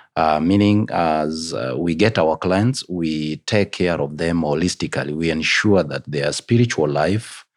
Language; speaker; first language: English; non-native, local second language; Luo (Kenya and Tanzania)